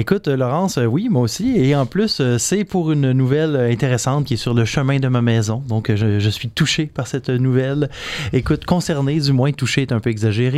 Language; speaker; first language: French; native; French